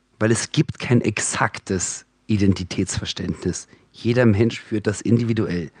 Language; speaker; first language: German; early bilingual, other home language; Russian